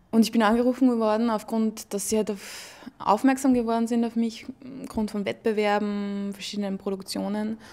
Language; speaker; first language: German; native; German